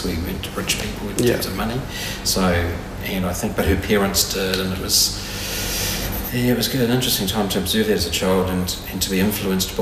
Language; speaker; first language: English; native; English